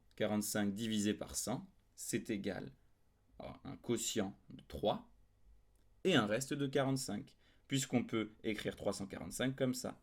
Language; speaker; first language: French; native; French